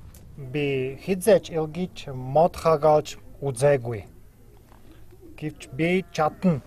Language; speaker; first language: Mongolian; non-native, learner; Czech